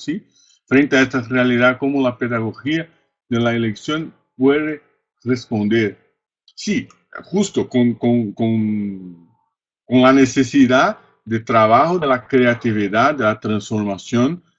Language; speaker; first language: Spanish; non-native, fluent; Portuguese